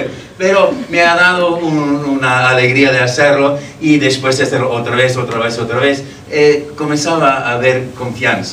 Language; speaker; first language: Spanish; non-native, fluent; English